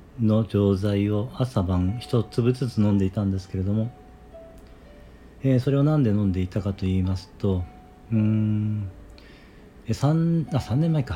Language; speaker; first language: Japanese; native; Japanese